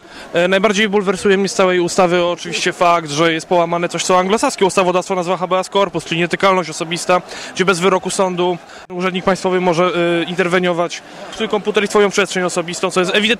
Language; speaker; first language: Polish; native; Polish